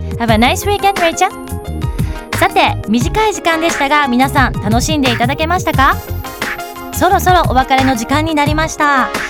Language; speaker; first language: Japanese; early bilingual, other home language; Korean